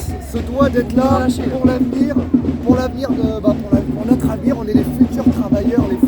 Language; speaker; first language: French; native; French